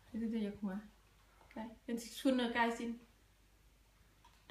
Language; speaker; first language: Dutch; non-native, learner; Thai